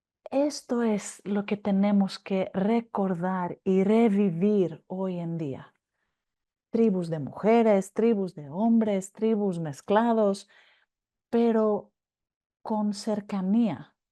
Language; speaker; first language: Spanish; non-native, fluent; Greek